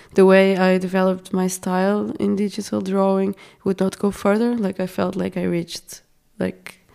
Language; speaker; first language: English; non-native, fluent; Portuguese